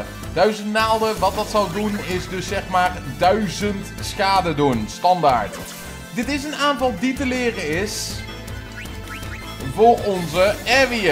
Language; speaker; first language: Dutch; native; Dutch